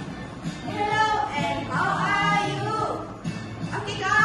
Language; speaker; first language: English; non-native, learner; Malay